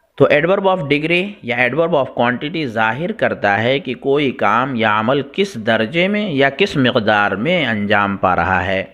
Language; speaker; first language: Urdu; native; Urdu